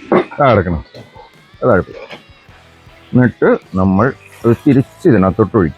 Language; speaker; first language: Malayalam; native; Malayalam